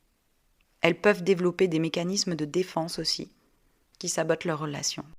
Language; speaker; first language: French; native; French